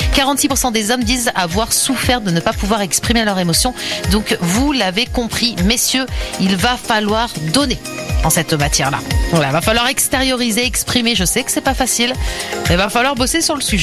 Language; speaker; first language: French; native; French